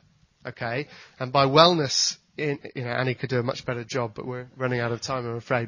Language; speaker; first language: English; native; English